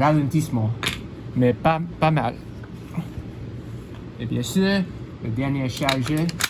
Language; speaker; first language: French; non-native, learner; English